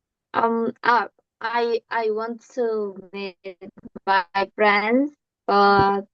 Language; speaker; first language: English; non-native, learner; Korean